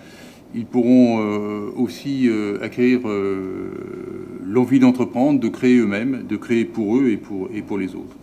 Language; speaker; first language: French; native; French